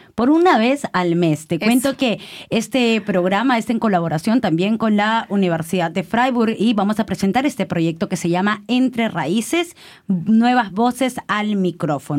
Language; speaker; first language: Spanish; native; Spanish